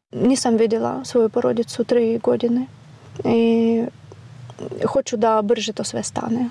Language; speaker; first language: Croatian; non-native, fluent; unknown